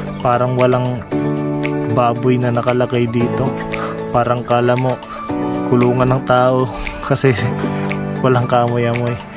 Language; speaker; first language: Filipino; non-native, local second language; Cebuano